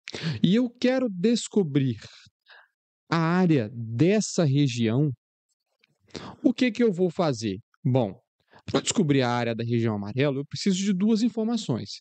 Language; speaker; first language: Portuguese; native; Portuguese